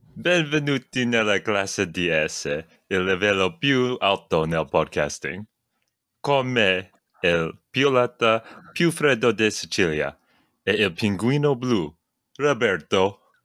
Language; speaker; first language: Italian; non-native, learner; English